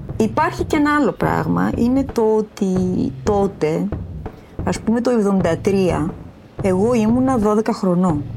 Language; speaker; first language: Greek; native; Greek